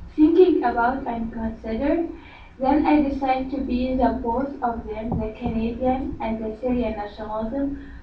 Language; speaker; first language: English; non-native, learner; Arabic